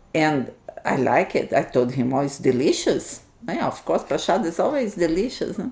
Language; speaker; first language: English; non-native, learner; Portuguese